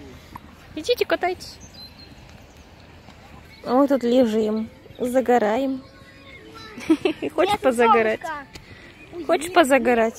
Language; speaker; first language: Russian; native; Russian